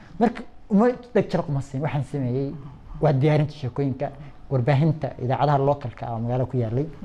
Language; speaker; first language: Somali; native; Somali